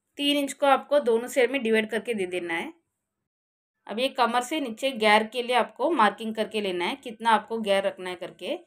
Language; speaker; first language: Hindi; non-native, local second language; Marathi